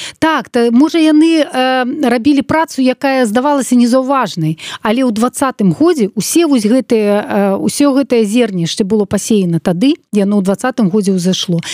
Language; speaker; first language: Belarusian; non-native, local second language; Russian